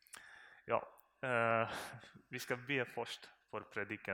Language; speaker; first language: Swedish; non-native, learner; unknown